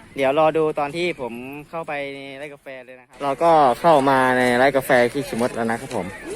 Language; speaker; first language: Thai; native; Thai